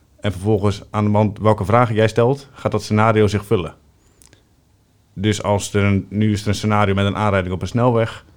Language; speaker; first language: Dutch; native; Dutch